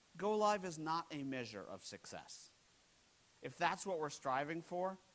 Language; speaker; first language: English; native; English